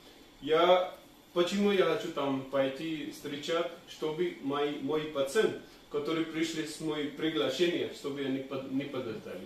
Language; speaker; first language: Russian; non-native, learner; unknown